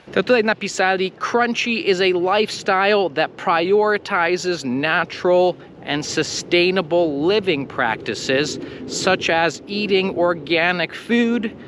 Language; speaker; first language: Polish; non-native, fluent; English